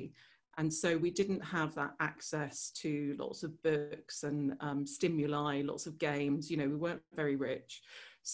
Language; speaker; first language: English; native; English